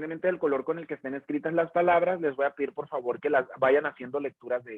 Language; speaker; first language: Spanish; native; Spanish